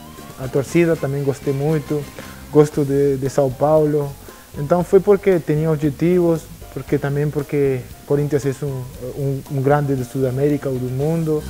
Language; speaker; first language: Portuguese; non-native, learner; Spanish